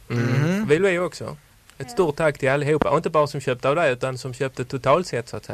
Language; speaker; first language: Swedish; native; Swedish